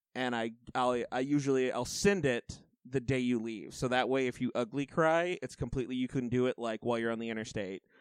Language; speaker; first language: English; native; English